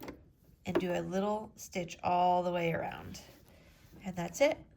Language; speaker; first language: English; native; English